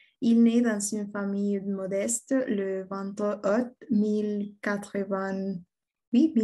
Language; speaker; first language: French; non-native, learner; Spanish